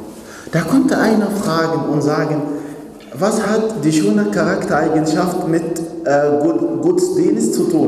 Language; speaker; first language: German; non-native, fluent; Arabic